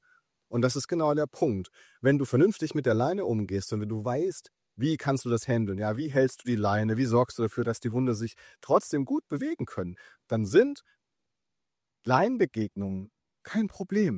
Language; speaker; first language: German; native; German